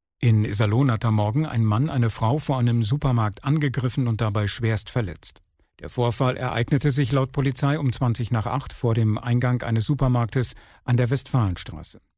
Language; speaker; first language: German; native; German